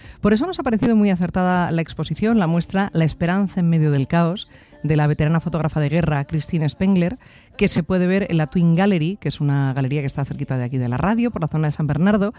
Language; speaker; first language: Spanish; native; Spanish